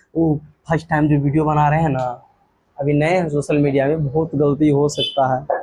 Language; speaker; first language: Hindi; native; Hindi